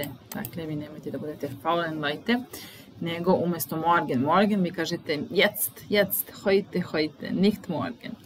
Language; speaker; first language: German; non-native, fluent; Serbian